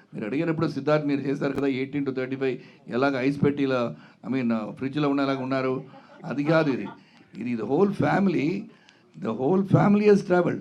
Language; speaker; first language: Telugu; non-native, fluent; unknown